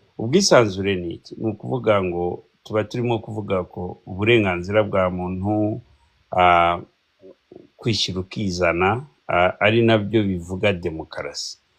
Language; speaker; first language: Kinyarwanda; early bilingual, heritage; Kinyarwanda